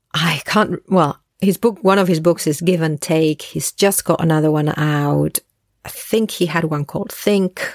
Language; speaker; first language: English; early bilingual, other home language; Spanish